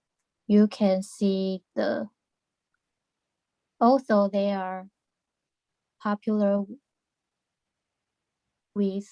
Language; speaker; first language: English; non-native, learner; Chinese